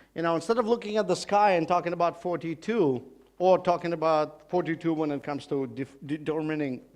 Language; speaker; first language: English; non-native, fluent; Russian